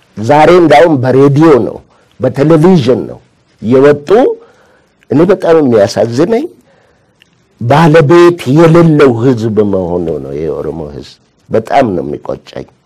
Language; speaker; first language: Amharic; non-native, local second language; Oromo